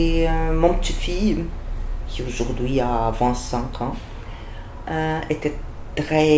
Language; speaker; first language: French; non-native, fluent; Portuguese